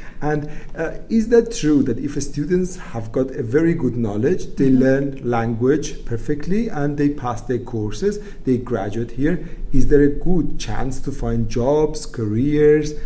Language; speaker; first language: English; non-native, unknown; Persian